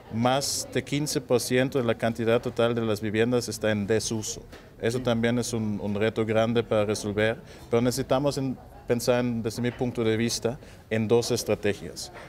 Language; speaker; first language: Spanish; non-native, fluent; German